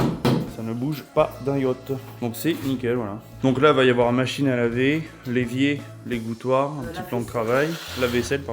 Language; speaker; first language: French; native; French